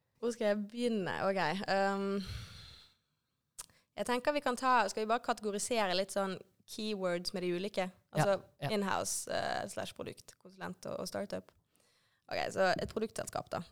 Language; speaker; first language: Norwegian; native; Norwegian